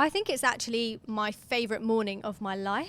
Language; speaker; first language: English; native; English